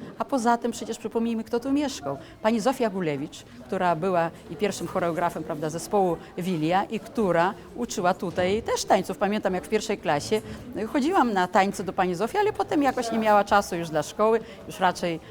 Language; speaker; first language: Polish; native; Polish